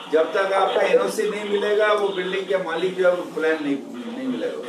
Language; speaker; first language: Hindi; non-native, local second language; Bangla